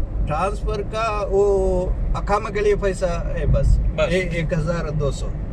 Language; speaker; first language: Hindi; non-native, learner; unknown